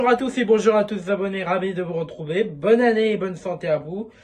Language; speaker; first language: French; native; French